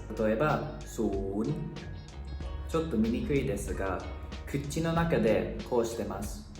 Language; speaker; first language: Japanese; non-native, fluent; Thai